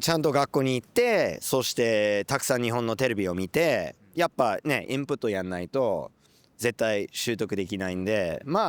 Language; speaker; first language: Japanese; non-native, fluent; English